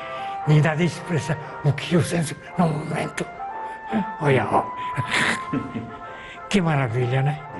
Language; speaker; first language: Portuguese; non-native, fluent; Korean